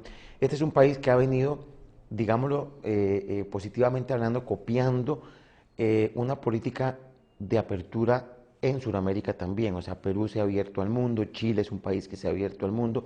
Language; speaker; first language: Spanish; native; Spanish